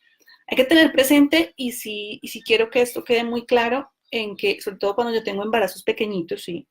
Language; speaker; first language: Spanish; native; Spanish